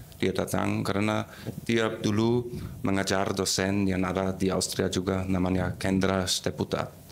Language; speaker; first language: Indonesian; non-native, fluent; German